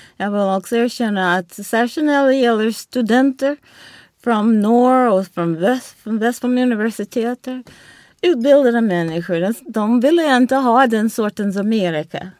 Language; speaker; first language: Swedish; non-native, fluent; English